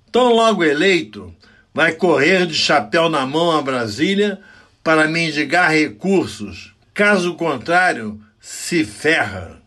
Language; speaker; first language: Portuguese; native; Portuguese